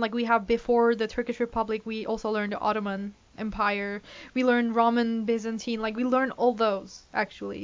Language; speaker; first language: English; non-native, fluent; Turkish